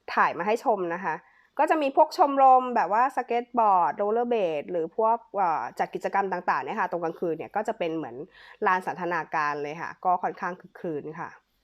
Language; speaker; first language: Thai; native; Thai